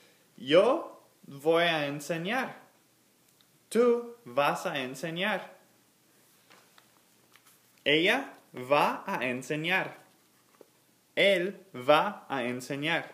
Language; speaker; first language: Spanish; non-native, fluent; English